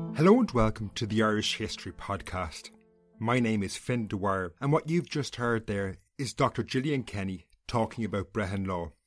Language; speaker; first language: English; native; English